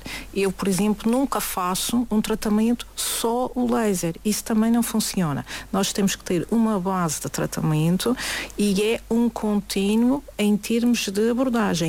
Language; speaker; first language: Portuguese; native; Portuguese